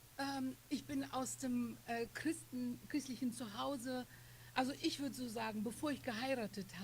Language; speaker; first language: German; non-native, fluent; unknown